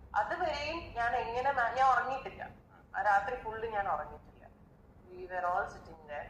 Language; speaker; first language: Malayalam; native; Malayalam